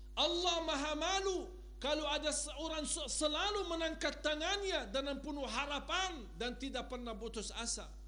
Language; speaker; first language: Indonesian; non-native, fluent; Arabic